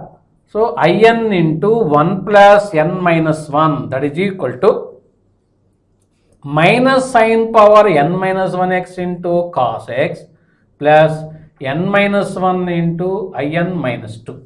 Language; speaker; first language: English; non-native, local second language; Telugu